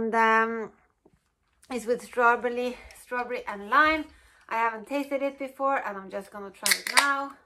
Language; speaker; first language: English; non-native, fluent; Norwegian